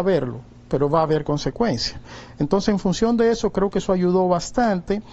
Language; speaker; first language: Spanish; native; Spanish